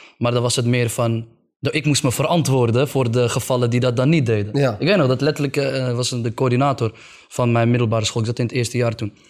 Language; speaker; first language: Dutch; early bilingual, other home language; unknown